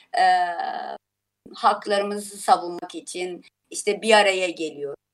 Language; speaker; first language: Turkish; non-native, fluent; Persian